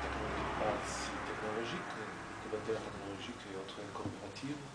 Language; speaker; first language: French; non-native, learner; Portuguese